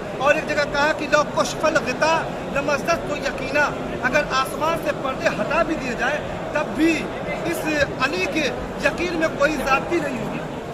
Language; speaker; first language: Urdu; native; Urdu